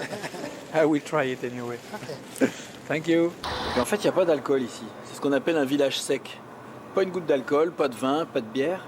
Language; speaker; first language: French; native; French